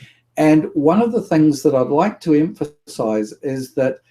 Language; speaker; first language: English; native; English